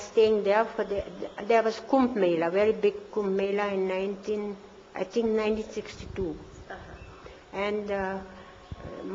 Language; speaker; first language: English; non-native, fluent; German